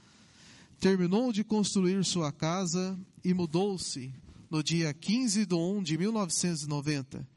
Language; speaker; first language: Portuguese; native; Portuguese